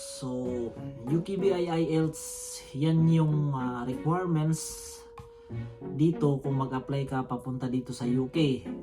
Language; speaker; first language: Filipino; non-native, local second language; Cebuano